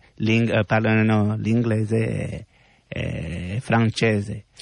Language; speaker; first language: Italian; non-native, learner; French